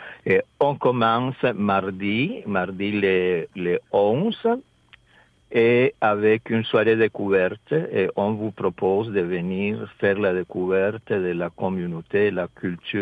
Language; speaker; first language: French; non-native, fluent; Spanish